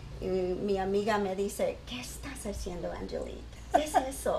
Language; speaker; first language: Spanish; early bilingual, heritage; English